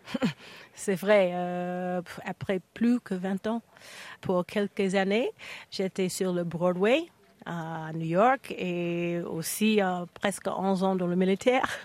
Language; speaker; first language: French; non-native, learner; English